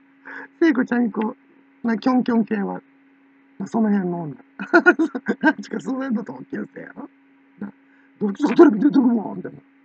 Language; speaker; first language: Japanese; native; Japanese